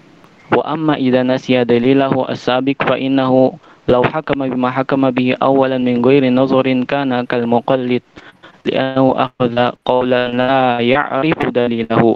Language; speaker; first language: Arabic; non-native, learner; Indonesian